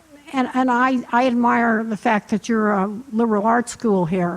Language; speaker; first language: English; native; English